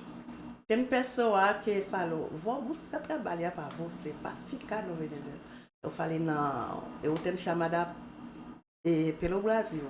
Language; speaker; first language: Portuguese; non-native, learner; Haitian Creole